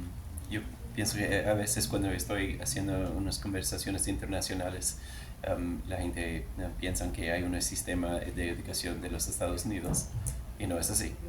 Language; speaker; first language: Spanish; non-native, learner; English